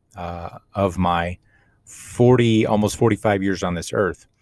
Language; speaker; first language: English; native; English